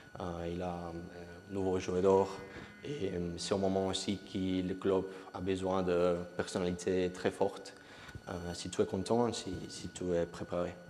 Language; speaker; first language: French; non-native, learner; Spanish